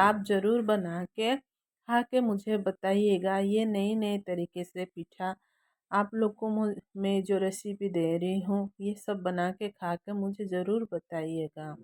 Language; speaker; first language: Hindi; non-native, local second language; Odia